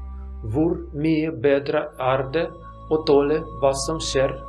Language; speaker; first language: Norwegian; non-native, learner; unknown